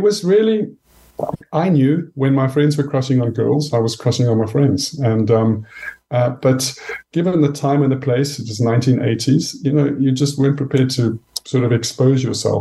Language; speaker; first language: English; native; English